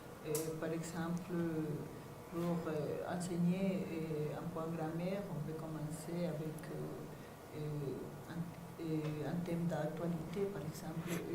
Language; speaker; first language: French; non-native, fluent; Spanish